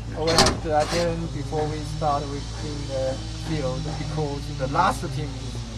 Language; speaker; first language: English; non-native, learner; Chinese